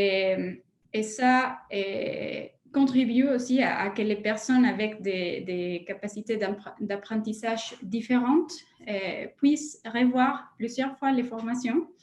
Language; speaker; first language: French; non-native, fluent; Spanish